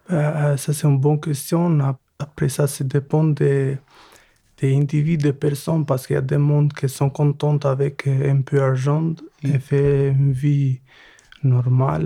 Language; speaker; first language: French; non-native, learner; Albanian